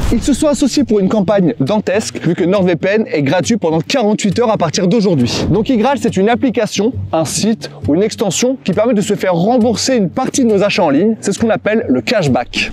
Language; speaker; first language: French; native; French